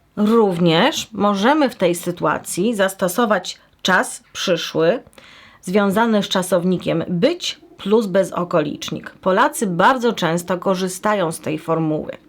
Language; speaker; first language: Polish; native; Polish